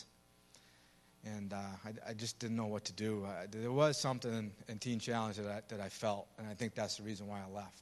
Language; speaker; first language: English; native; English